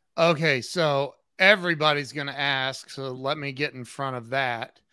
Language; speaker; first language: English; native; English